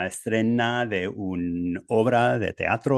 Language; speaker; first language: Spanish; non-native, fluent; English